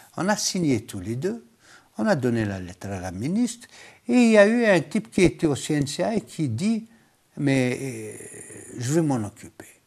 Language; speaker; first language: French; non-native, local second language; Kabyle